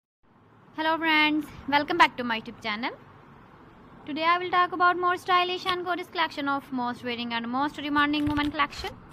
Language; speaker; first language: English; non-native, local second language; Urdu